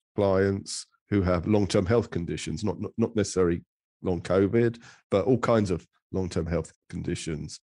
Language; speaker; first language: English; native; English